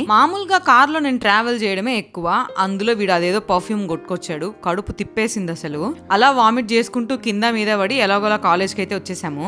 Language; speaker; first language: Telugu; native; Telugu